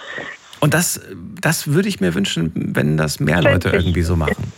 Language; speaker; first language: German; native; German